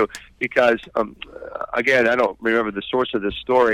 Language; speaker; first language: English; native; English